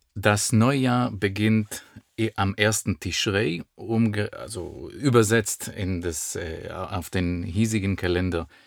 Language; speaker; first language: German; non-native, fluent; Hebrew